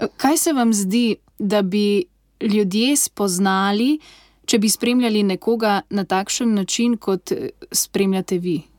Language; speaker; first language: Slovenian; native; Slovenian